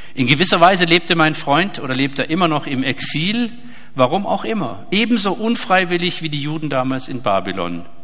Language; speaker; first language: German; native; German